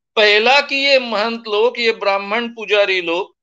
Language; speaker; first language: Hindi; non-native, local second language; Marathi